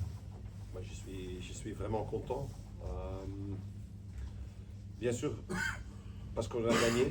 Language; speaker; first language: French; non-native, local second language; Dutch